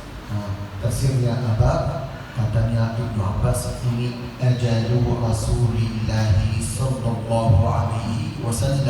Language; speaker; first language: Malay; non-native, learner; Arabic